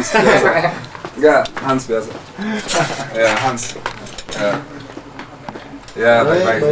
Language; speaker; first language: Indonesian; non-native, learner; German